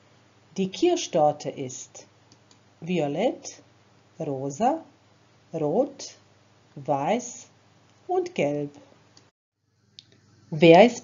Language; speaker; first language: German; non-native, fluent; Croatian